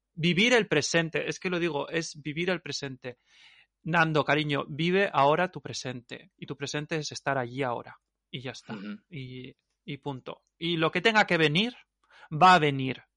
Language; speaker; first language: Spanish; native; Spanish